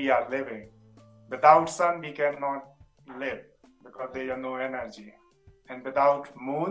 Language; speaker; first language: English; non-native, local second language; Hindi